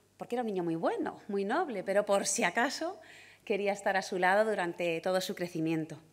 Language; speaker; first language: Spanish; native; Spanish